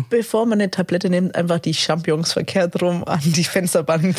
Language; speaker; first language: German; native; German